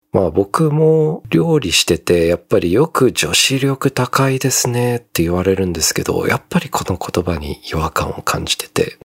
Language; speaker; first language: Japanese; native; Japanese